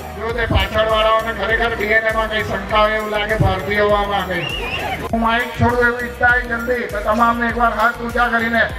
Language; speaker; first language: Gujarati; native; Gujarati